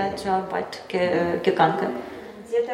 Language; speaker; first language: German; non-native, learner; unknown